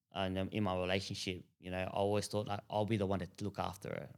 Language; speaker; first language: English; native; English